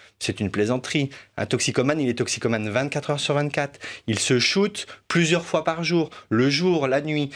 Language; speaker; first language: French; native; French